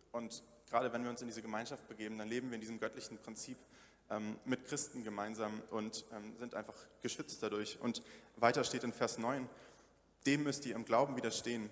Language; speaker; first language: German; native; German